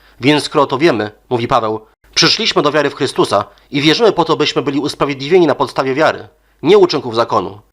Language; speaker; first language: Polish; native; Polish